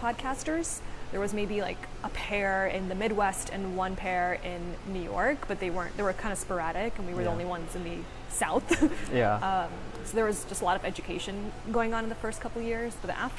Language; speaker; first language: English; native; English